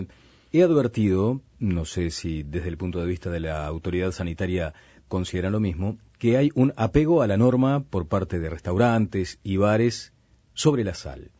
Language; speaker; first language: Spanish; native; Spanish